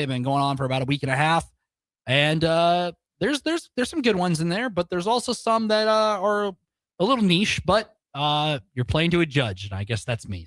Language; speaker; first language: English; native; English